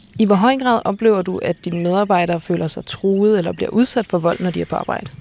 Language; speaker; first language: Danish; native; Danish